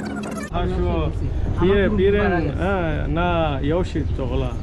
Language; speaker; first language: Chinese; non-native, learner; Bangla